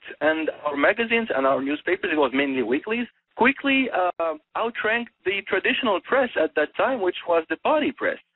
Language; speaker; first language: English; non-native, fluent; Arabic